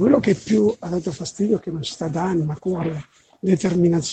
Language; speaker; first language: Italian; native; Italian